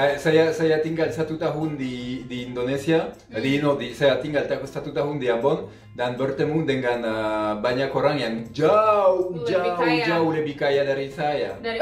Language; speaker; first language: Indonesian; non-native, fluent; French